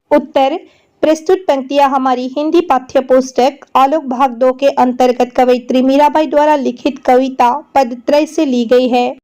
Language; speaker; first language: Hindi; non-native, local second language; Assamese